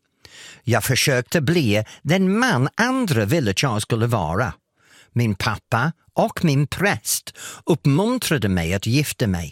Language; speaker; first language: Swedish; non-native, fluent; English